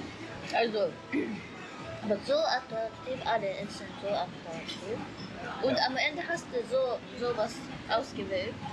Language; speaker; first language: German; non-native, learner; Japanese